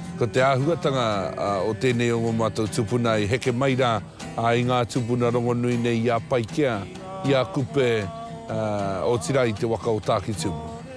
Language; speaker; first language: Māori; native; Māori